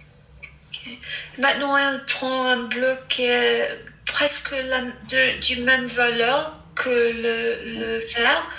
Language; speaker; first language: French; non-native, fluent; English